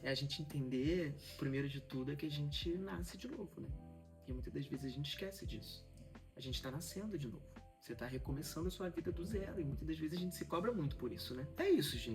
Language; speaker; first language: Portuguese; native; Portuguese